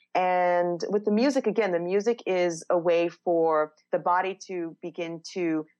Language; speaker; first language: English; non-native, fluent; Hebrew